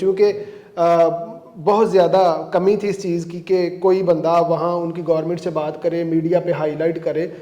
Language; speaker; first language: Urdu; non-native, local second language; Punjabi